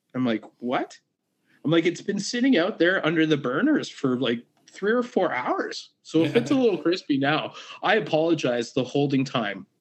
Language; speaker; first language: English; native; English